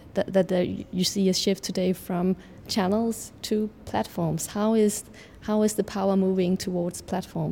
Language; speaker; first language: English; non-native, fluent; Danish